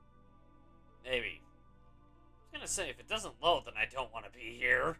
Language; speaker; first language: English; native; English